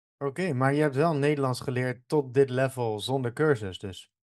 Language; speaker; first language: Dutch; native; Dutch